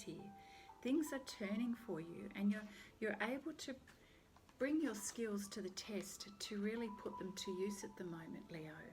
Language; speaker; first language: English; native; English